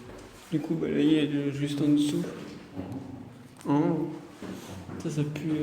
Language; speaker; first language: French; native; French